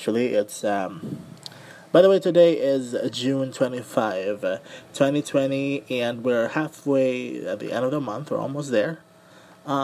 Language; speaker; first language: English; non-native, local second language; Cebuano